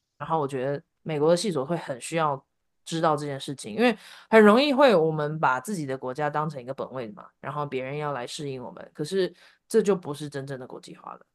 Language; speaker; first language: Chinese; native; Chinese